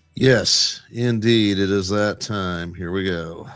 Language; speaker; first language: English; native; English